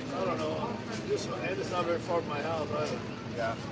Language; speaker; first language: English; native; English